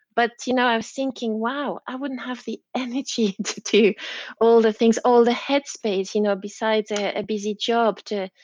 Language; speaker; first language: English; non-native, fluent; French